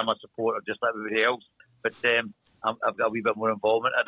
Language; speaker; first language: English; native; English